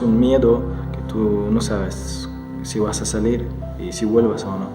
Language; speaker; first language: Spanish; non-native, fluent; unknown